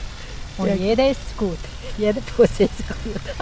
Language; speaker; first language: German; non-native, learner; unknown